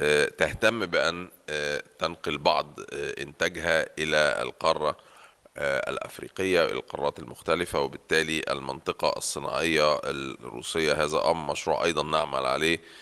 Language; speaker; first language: Arabic; native; Arabic